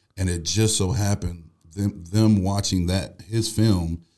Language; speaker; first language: English; native; English